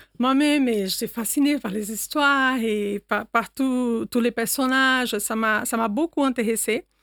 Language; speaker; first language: French; non-native, fluent; Portuguese